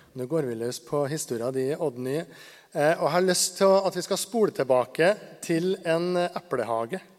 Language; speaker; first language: Norwegian; native; Norwegian